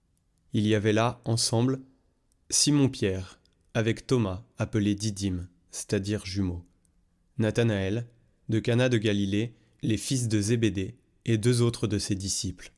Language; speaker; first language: French; native; French